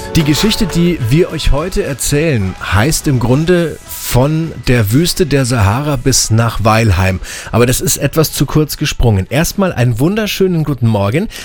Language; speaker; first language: German; native; German